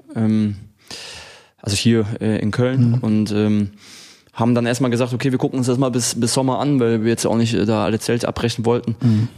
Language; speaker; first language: German; native; German